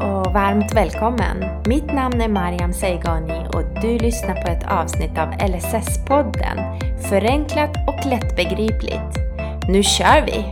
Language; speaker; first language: Swedish; native; Swedish